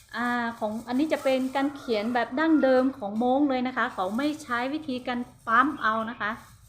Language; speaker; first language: Thai; non-native, local second language; Hmong